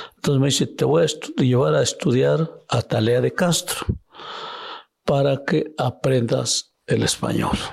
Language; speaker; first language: Spanish; non-native, local second language; Zapotec